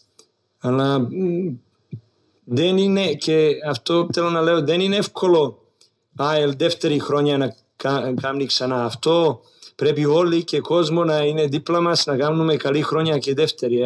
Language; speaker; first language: Greek; non-native, learner; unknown